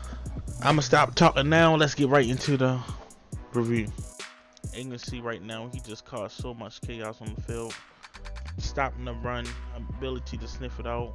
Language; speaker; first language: English; native; English